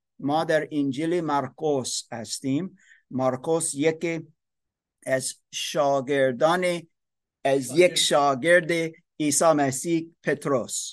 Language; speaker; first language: Persian; non-native, learner; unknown